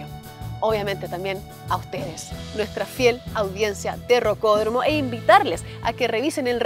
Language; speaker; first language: Spanish; native; Spanish